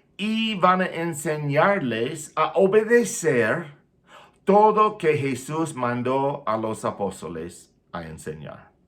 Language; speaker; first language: Spanish; non-native, fluent; English